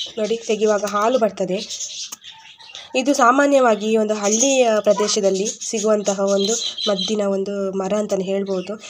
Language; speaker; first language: Kannada; non-native, local second language; Tulu